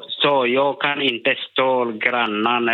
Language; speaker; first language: Swedish; non-native, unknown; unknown